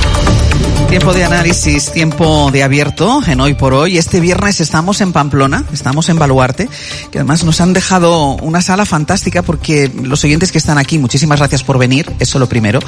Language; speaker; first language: Spanish; native; Spanish